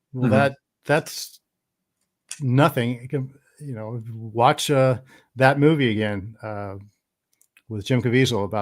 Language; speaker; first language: English; native; English